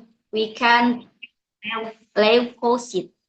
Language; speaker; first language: English; non-native, learner; Indonesian